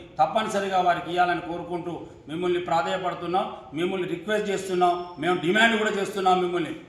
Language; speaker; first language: Telugu; native; Telugu